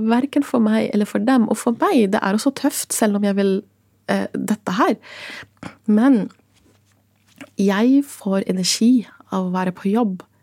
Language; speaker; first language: Norwegian; non-native, fluent; Arabic